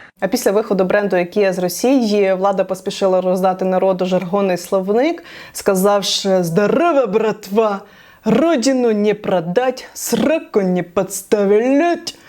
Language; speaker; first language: Ukrainian; native; Ukrainian